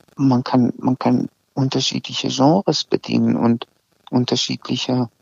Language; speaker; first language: German; early bilingual, other home language; Azerbaijani